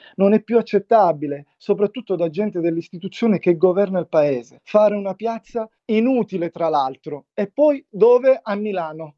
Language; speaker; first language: Italian; native; Italian